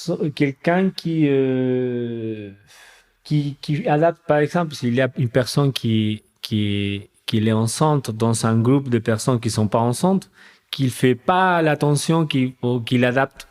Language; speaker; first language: French; non-native, fluent; Spanish